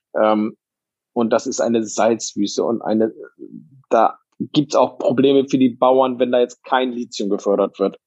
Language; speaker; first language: German; native; German